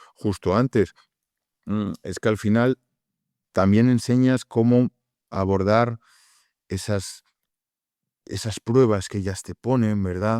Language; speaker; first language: Spanish; native; Spanish